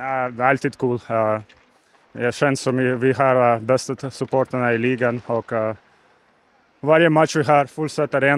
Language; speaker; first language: Swedish; non-native, learner; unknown